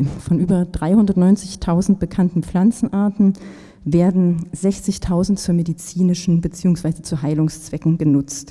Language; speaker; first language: German; native; German